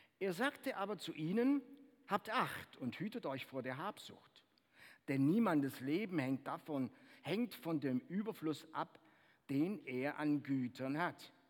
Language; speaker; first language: German; native; German